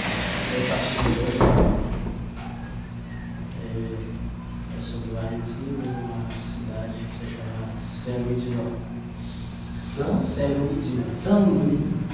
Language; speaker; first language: Portuguese; non-native, fluent; Haitian Creole